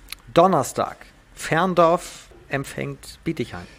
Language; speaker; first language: German; native; German